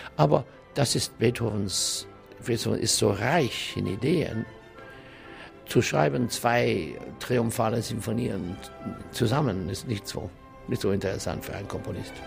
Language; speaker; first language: German; non-native, fluent; English